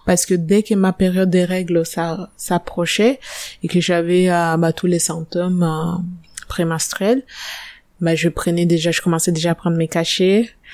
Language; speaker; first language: French; non-native, fluent; Italian